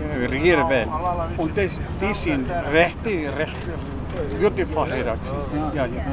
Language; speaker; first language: German; early bilingual, heritage; German